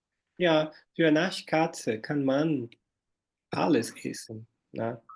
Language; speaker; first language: German; non-native, fluent; Portuguese